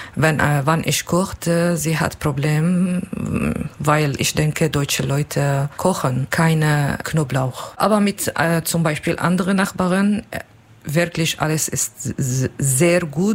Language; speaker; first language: German; non-native, learner; Kurdish